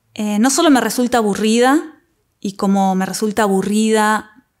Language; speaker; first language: Spanish; native; Spanish